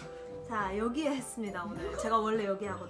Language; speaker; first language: Korean; early bilingual, heritage; Korean